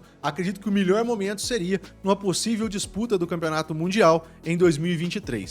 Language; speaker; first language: Portuguese; native; Portuguese